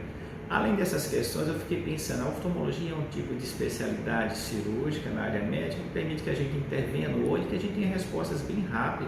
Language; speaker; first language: Portuguese; native; Portuguese